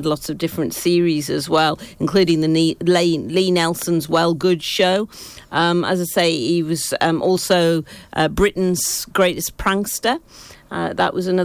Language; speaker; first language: English; native; English